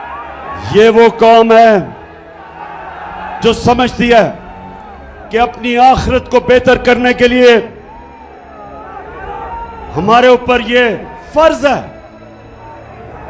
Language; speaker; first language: Urdu; native; Urdu